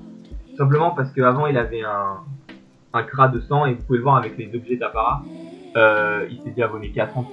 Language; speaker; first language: French; native; French